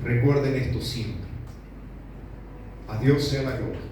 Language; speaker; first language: Spanish; native; Spanish